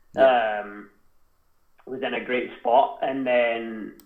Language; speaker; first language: English; native; English